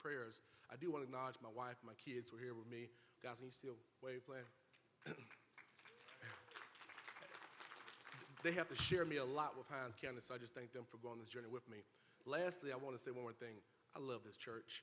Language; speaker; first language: English; native; English